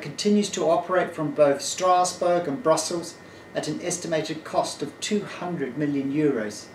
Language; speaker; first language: English; native; English